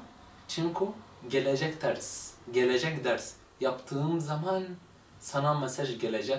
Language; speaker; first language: Turkish; non-native, fluent; Arabic